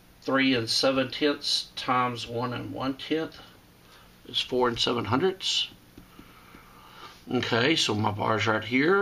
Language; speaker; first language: English; native; English